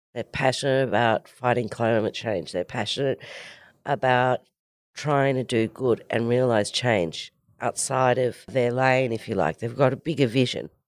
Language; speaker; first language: English; native; English